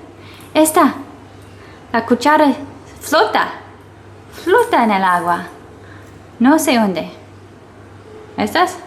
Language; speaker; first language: Spanish; non-native, learner; English